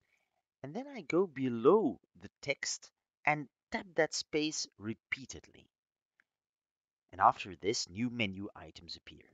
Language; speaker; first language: English; non-native, fluent; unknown